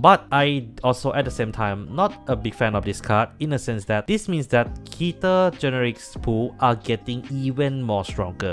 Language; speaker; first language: English; non-native, fluent; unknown